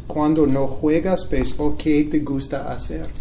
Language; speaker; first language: Spanish; non-native, learner; English